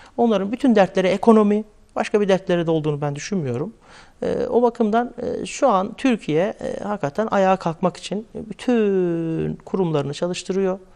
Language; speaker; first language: Turkish; native; Turkish